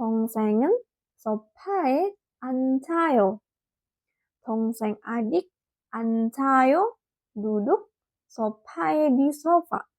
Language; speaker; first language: Korean; non-native, fluent; Indonesian